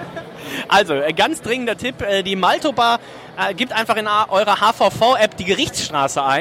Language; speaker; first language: German; native; German